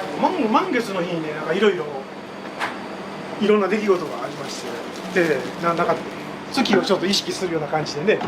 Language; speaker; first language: Japanese; native; Japanese